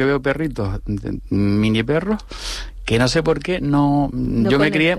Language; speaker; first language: Spanish; native; Spanish